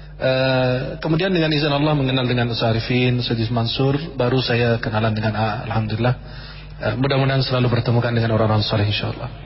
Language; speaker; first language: Indonesian; non-native, fluent; Arabic